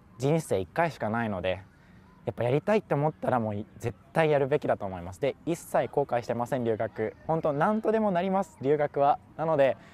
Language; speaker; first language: Japanese; native; Japanese